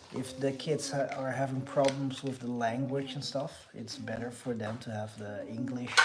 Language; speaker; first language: English; non-native, fluent; Dutch